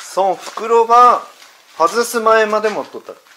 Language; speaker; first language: Japanese; native; Japanese